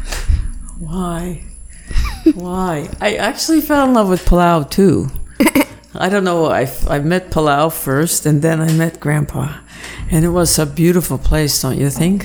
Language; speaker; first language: English; native; English